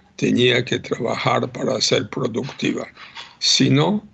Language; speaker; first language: Spanish; non-native, fluent; Polish